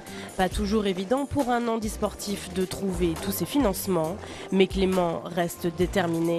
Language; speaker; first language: French; native; French